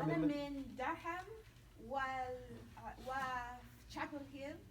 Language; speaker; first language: Arabic; non-native, learner; English